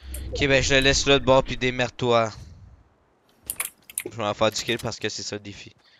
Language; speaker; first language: French; native; French